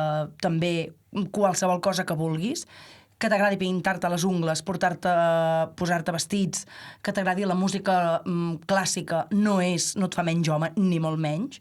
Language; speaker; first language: Catalan; native; Catalan